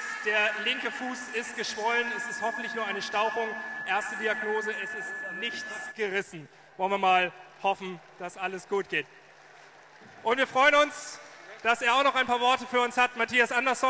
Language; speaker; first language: German; native; German